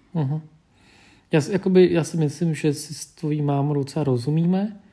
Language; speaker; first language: Czech; early bilingual, other home language; Vietnamese